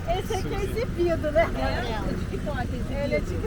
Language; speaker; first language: Portuguese; native; Portuguese